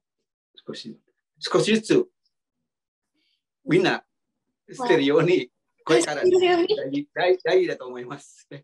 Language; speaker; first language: Japanese; non-native, fluent; Indonesian